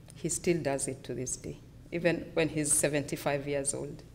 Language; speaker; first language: English; non-native, local second language; Luyia